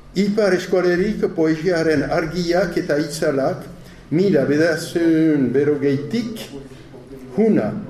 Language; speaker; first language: Basque; native; Basque